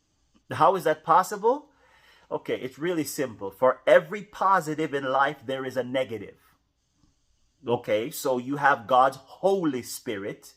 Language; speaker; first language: English; native; English